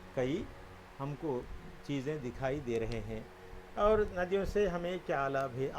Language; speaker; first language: Hindi; non-native, local second language; Telugu